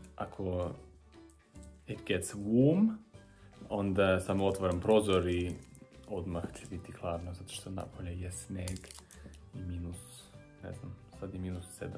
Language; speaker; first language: Serbian; non-native, learner; English